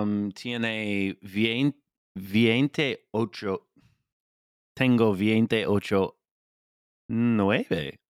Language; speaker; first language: Spanish; non-native, learner; English